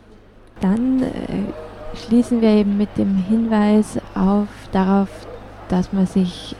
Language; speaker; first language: German; native; German